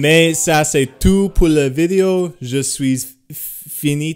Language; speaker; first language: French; non-native, learner; English